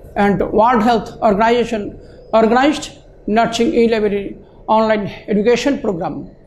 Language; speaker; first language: English; non-native, local second language; Bangla